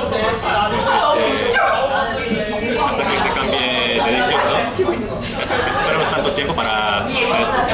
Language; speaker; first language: Spanish; non-native, fluent; Korean